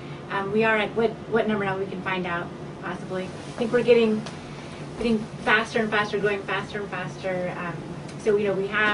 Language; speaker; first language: English; native; English